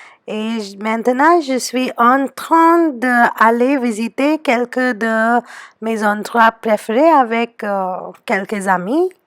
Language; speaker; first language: French; non-native, fluent; Hindi